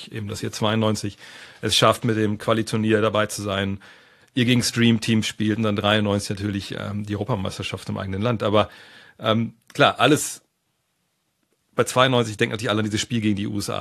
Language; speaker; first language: German; native; German